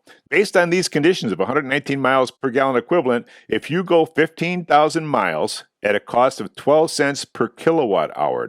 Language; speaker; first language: English; native; English